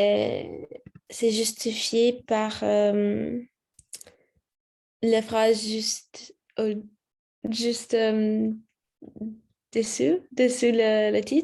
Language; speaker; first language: French; non-native, learner; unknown